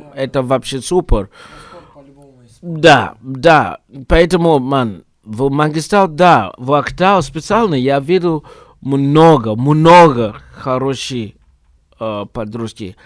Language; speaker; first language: Russian; non-native, learner; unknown